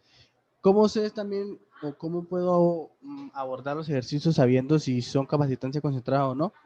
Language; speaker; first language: Spanish; native; Spanish